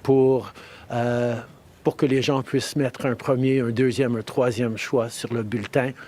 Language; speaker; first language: French; native; French